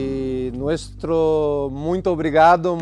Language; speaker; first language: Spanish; non-native, learner; Portuguese